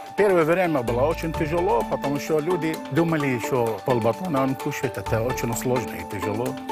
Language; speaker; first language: Ukrainian; non-native, learner; Arabic